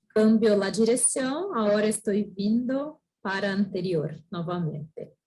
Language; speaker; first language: Spanish; non-native, fluent; Portuguese